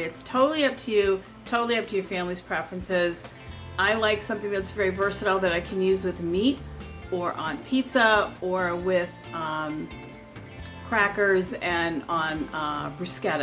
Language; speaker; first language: English; native; English